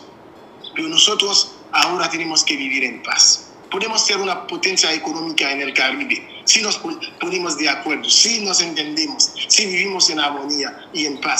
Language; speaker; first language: Spanish; non-native, fluent; Haitian Creole